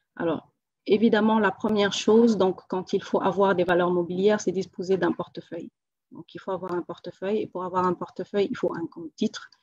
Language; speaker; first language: French; non-native, local second language; Wolof